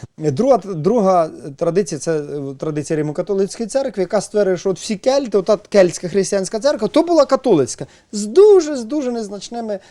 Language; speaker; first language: Ukrainian; native; Ukrainian